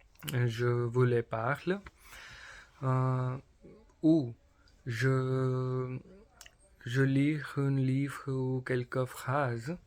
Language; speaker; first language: French; non-native, learner; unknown